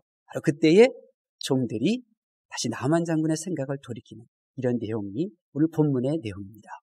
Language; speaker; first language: Korean; native; Korean